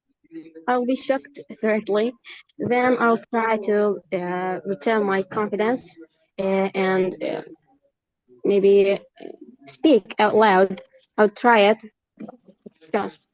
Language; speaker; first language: English; non-native, learner; Arabic